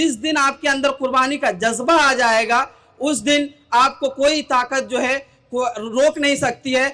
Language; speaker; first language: Hindi; native; Hindi